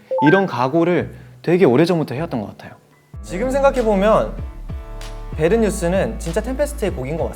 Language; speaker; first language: Korean; native; Korean